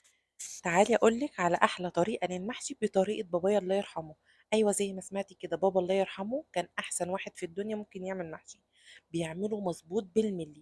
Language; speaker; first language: Arabic; native; Arabic